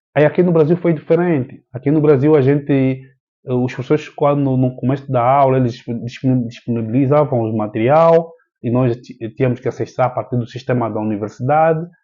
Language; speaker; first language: Portuguese; native; Portuguese